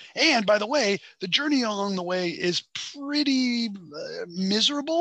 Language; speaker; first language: English; native; English